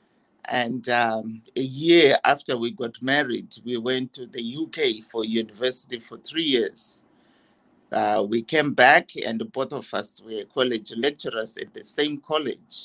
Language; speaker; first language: English; non-native, local second language; Shona